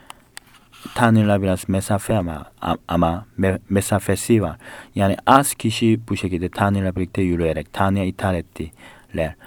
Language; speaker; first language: Turkish; non-native, fluent; Korean